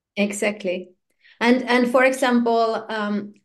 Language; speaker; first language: English; non-native, fluent; Finnish